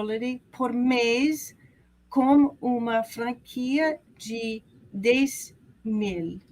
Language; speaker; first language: Portuguese; non-native, learner; English